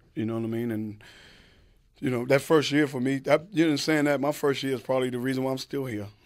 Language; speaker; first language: English; native; English